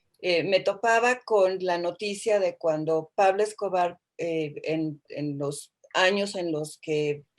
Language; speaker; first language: Spanish; native; Spanish